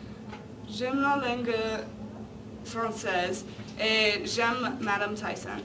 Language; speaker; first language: French; non-native, learner; English